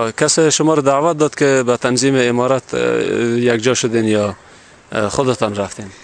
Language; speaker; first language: Persian; native; Persian